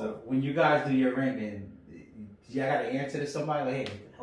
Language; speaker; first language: English; native; English